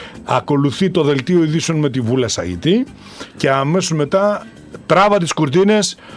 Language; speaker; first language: Greek; native; Greek